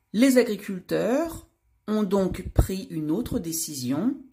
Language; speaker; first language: French; native; French